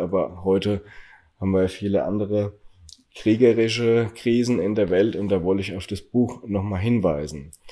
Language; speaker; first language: German; native; German